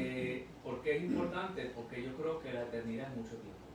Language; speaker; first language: Spanish; native; Spanish